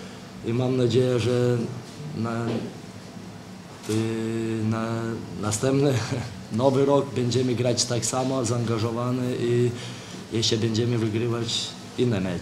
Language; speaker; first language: Polish; non-native, fluent; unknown